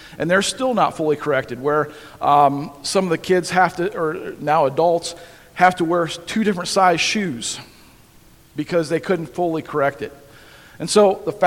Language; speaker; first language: English; native; English